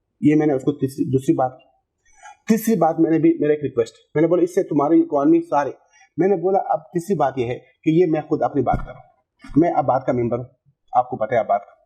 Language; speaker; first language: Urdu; non-native, local second language; Pashto